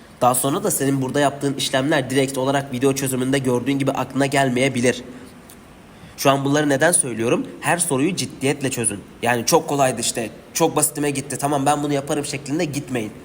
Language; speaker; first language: Turkish; native; Turkish